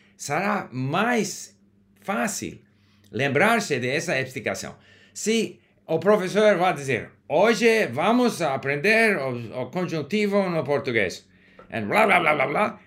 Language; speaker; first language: Portuguese; non-native, learner; English